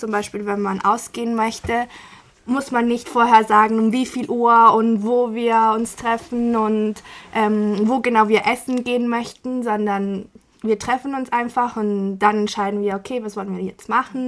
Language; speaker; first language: German; non-native, fluent; Spanish